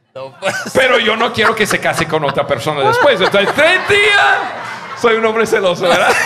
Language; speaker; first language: Spanish; non-native, fluent; English